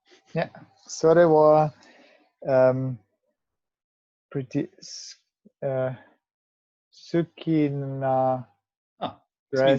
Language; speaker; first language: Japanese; non-native, learner; English